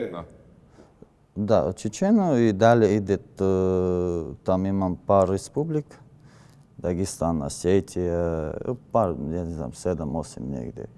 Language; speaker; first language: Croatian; non-native, learner; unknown